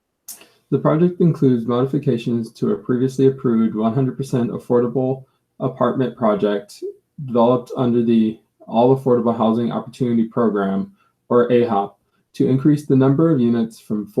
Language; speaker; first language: English; native; English